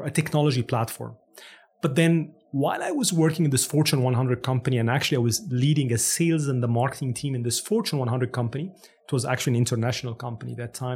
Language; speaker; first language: English; non-native, fluent; Arabic